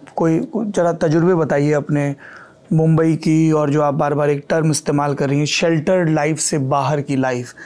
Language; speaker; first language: Hindi; native; Hindi